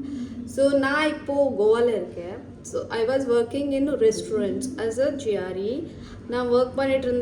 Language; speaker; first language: Tamil; early bilingual, heritage; Tamil